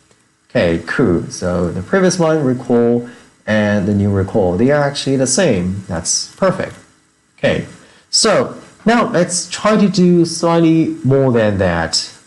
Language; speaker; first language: English; non-native, fluent; Chinese